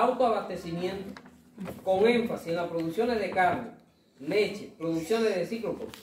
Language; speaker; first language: Spanish; native; Spanish